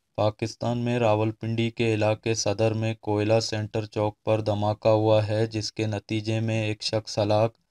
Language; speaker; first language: Urdu; non-native, local second language; Baluchi